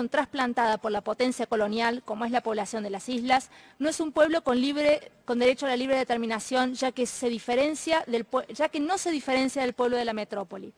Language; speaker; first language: Spanish; native; Spanish